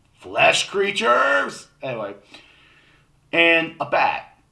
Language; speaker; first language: English; native; English